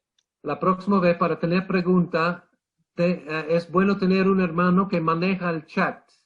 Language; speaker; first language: Spanish; non-native, fluent; English